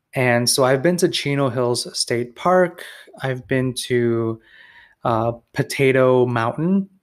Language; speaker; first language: English; native; English